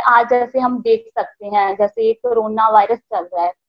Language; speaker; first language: Hindi; native; Hindi